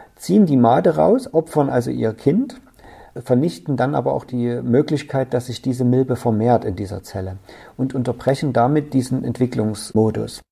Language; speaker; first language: German; native; German